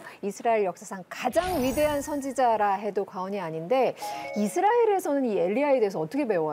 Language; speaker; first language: Korean; native; Korean